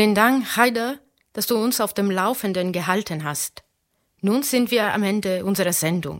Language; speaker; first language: German; non-native, fluent; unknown